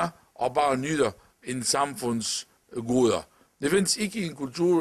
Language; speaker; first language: Danish; non-native, local second language; Arabic